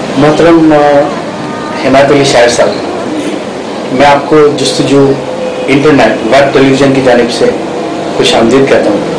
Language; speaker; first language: Urdu; native; Urdu